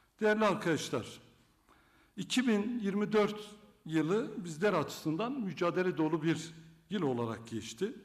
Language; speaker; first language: Turkish; non-native, local second language; Kurdish